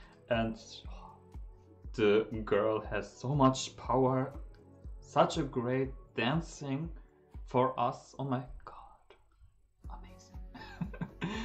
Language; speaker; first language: English; non-native, fluent; German